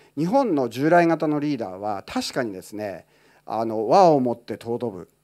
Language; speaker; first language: Japanese; native; Japanese